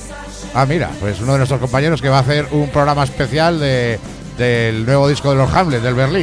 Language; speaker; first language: Spanish; native; Spanish